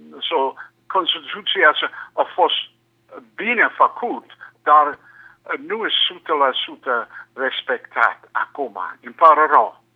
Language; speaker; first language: Romanian; non-native, learner; English